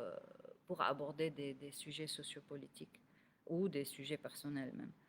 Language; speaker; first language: French; non-native, local second language; Arabic